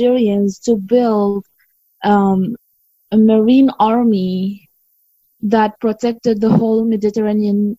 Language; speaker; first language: English; non-native, fluent; Arabic